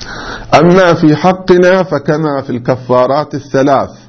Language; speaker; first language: Arabic; native; Arabic